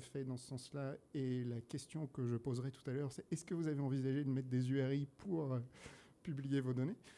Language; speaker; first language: French; native; French